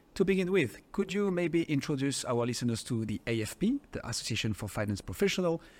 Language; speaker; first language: English; non-native, fluent; French